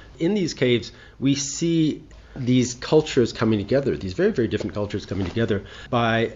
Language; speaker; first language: English; native; English